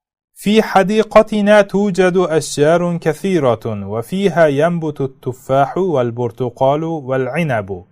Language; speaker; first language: Arabic; non-native, fluent; Uzbek